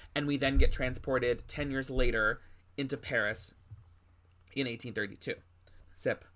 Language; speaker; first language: English; native; English